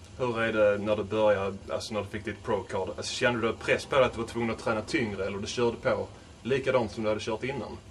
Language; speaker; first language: Swedish; native; Swedish